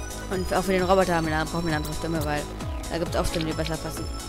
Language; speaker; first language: German; native; German